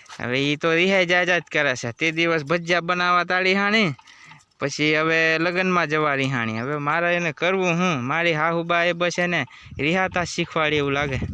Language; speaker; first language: Gujarati; non-native, local second language; Bhili